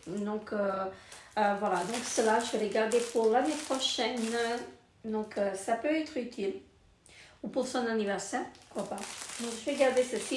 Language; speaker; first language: French; native; French